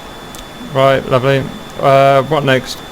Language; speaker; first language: English; native; English